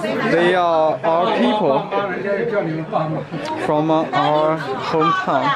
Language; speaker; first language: English; non-native, local second language; Chinese